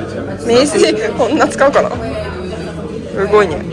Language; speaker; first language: Japanese; native; Japanese